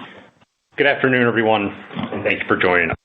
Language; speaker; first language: English; native; English